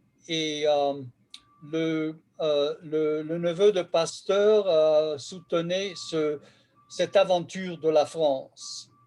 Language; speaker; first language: French; non-native, fluent; Hungarian